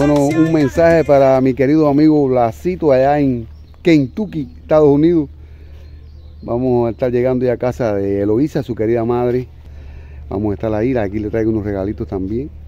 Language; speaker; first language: Spanish; native; Spanish